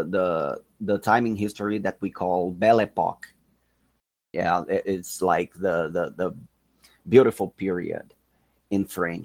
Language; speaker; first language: English; non-native, fluent; Portuguese